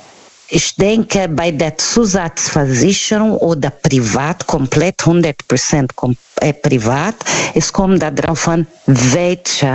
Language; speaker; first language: German; non-native, fluent; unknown